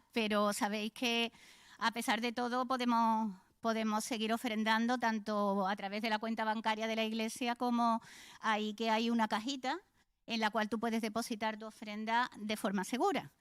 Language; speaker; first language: Spanish; native; Spanish